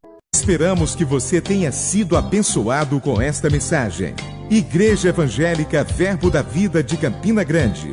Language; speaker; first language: Portuguese; native; Portuguese